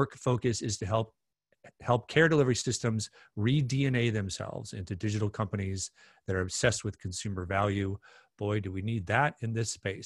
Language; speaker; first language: English; native; English